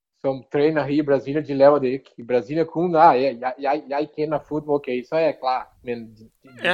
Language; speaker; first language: Danish; non-native, learner; Portuguese